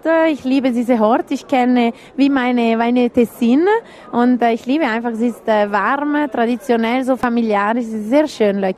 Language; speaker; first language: German; non-native, local second language; Italian